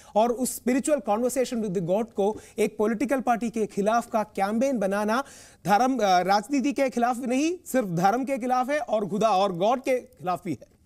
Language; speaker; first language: Hindi; non-native, local second language; Malayalam